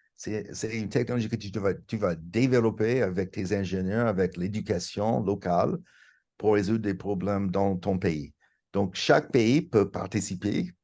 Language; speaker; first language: French; non-native, fluent; English